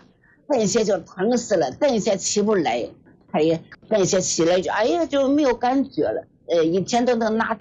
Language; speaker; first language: Chinese; native; Chinese